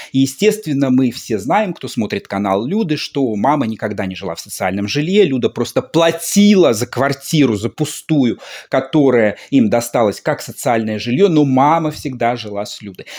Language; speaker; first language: Russian; native; Russian